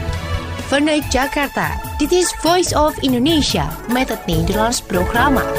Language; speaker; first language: Dutch; non-native, fluent; Indonesian